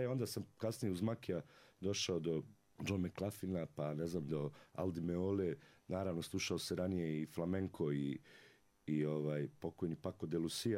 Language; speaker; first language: Serbian; native; Serbian